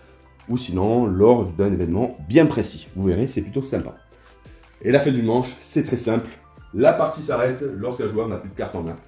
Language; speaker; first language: French; native; French